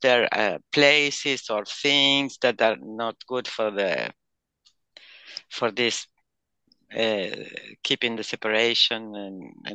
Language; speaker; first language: English; non-native, learner; Spanish